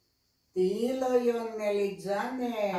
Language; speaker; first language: Greek; non-native, fluent; Russian